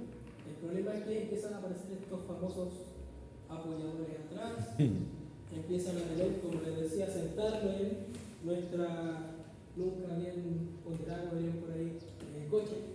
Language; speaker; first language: Spanish; native; Spanish